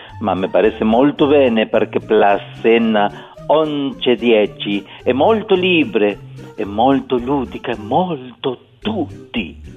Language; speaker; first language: Italian; non-native, learner; Spanish